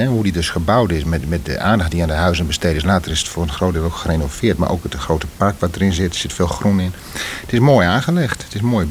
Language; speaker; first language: Dutch; native; Dutch